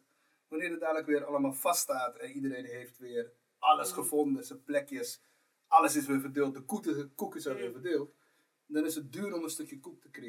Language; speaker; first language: Dutch; native; Dutch